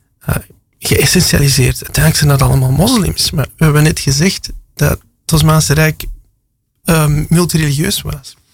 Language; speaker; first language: Dutch; native; Dutch